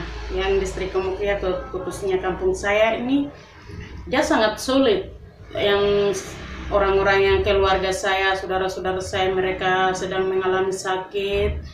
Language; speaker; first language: Indonesian; non-native, local second language; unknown